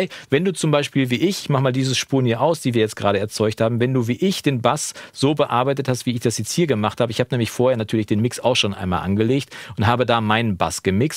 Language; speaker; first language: German; native; German